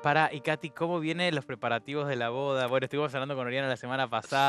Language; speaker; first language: Spanish; native; Spanish